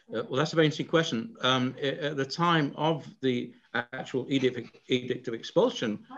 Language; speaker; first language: English; native; English